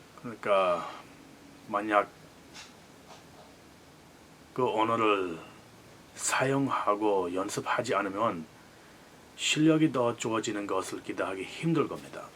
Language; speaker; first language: Korean; non-native, fluent; English